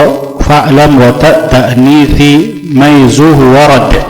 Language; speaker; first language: Arabic; non-native, fluent; Indonesian